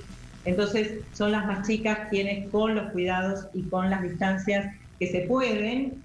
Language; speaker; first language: Spanish; native; Spanish